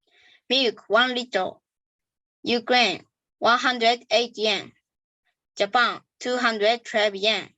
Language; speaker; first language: English; non-native, learner; Japanese